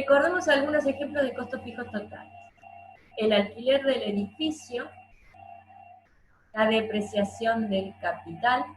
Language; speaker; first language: Spanish; native; Spanish